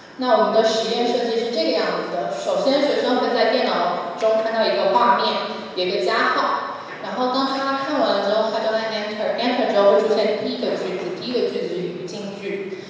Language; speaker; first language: Chinese; native; Chinese